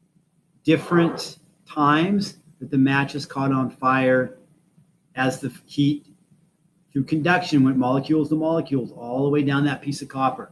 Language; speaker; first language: English; native; English